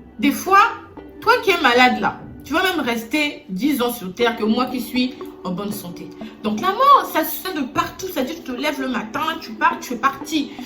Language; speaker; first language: French; non-native, local second language; Lingala